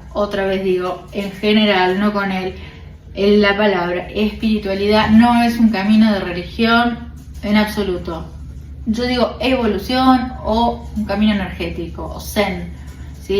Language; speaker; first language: Spanish; native; Spanish